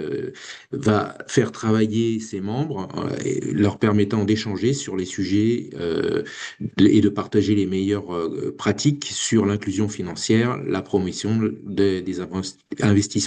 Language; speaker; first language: French; native; French